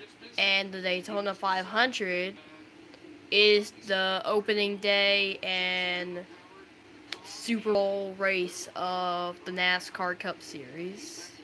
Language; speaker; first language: English; native; English